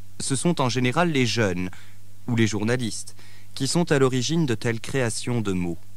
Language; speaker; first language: French; native; French